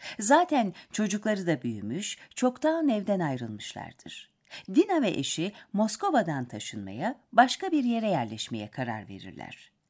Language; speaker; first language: Turkish; native; Turkish